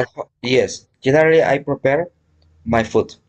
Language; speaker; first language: English; non-native, learner; Spanish